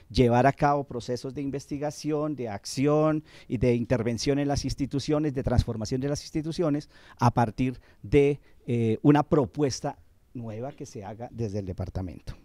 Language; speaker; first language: Spanish; native; Spanish